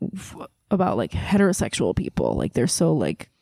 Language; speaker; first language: English; early bilingual, other home language; Korean